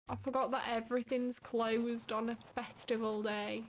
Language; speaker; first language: English; native; English